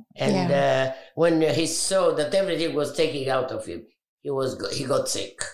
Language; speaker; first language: English; non-native, fluent; Arabic